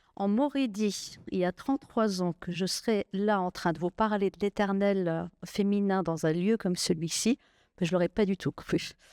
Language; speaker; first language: French; non-native, local second language; Arabic